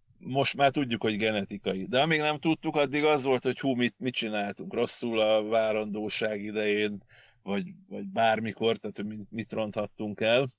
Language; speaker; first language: Hungarian; native; Hungarian